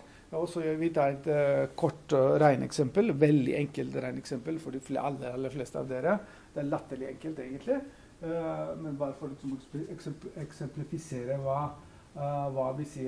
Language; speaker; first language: Norwegian; non-native, fluent; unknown